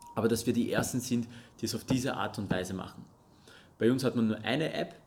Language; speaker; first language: German; non-native, fluent; Russian